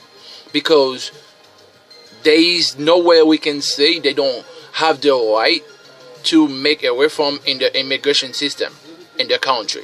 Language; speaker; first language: English; non-native, fluent; Haitian Creole